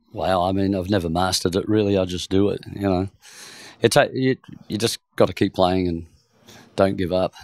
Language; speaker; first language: English; native; English